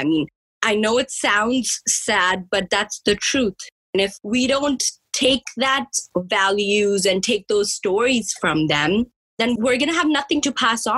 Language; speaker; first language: English; early bilingual, other home language; Punjabi